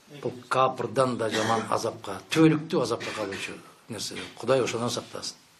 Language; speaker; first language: Kyrgyz; native; Kyrgyz